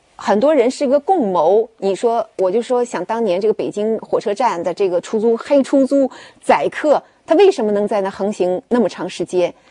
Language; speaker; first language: Chinese; native; Chinese